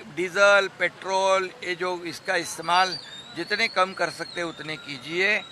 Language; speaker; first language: Hindi; non-native, local second language; Marathi